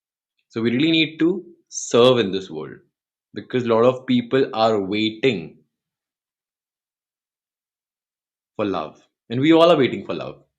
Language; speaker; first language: English; non-native, local second language; Hindi